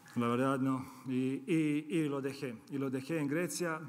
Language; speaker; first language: Spanish; non-native, fluent; Serbian